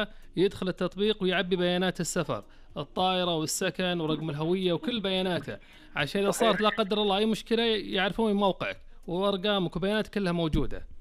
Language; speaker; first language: Arabic; native; Arabic